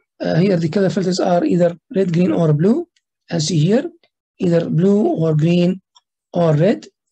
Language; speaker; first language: English; non-native, fluent; Arabic